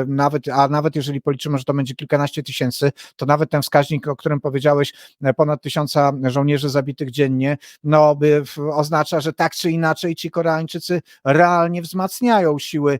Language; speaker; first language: Polish; native; Polish